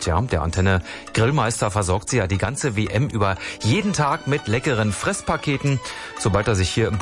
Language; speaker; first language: German; native; German